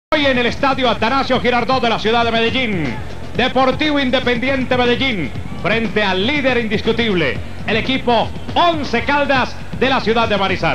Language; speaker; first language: Spanish; native; Spanish